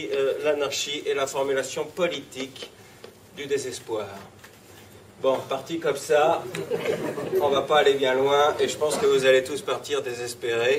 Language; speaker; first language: French; native; French